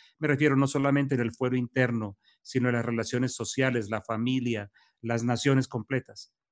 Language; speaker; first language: Spanish; native; Spanish